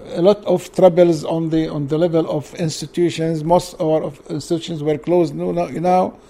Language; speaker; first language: English; non-native, learner; Arabic